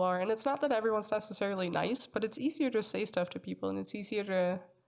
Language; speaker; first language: English; non-native, fluent; Danish